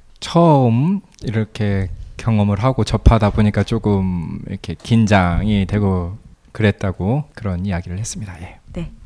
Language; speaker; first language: Korean; native; Korean